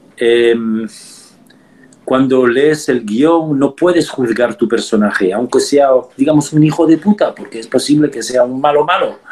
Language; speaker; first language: Spanish; early bilingual, heritage; Spanish